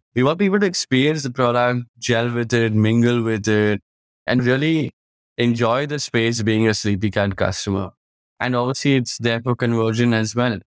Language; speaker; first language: English; non-native, local second language; Hindi